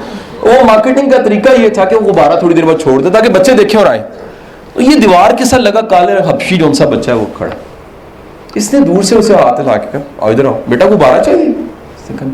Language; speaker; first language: Urdu; native; Urdu